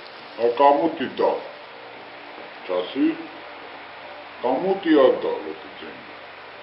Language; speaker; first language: Russian; non-native, fluent; Armenian